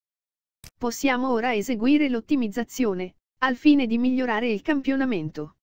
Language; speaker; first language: Italian; native; Italian